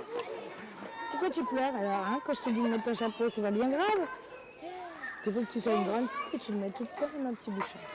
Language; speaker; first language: French; native; French